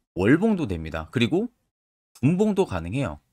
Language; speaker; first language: Korean; native; Korean